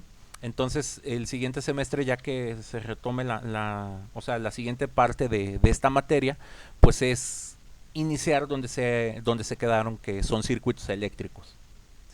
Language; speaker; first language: Spanish; native; Spanish